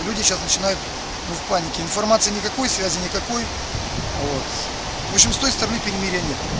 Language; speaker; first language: Russian; native; Russian